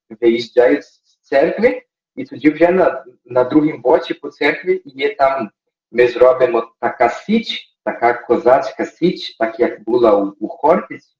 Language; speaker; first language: Ukrainian; early bilingual, heritage; Portuguese